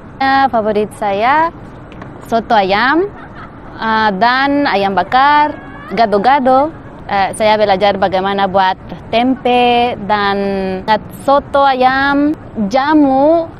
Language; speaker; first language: Indonesian; non-native, fluent; Spanish